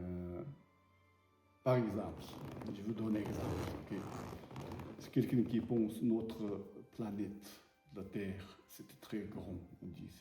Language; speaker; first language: French; non-native, learner; Tibetan